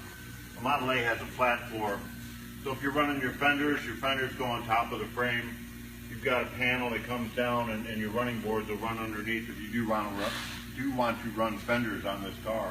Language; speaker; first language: English; native; English